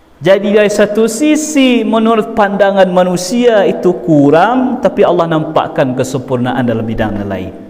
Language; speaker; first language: Malay; non-native, local second language; Minangkabau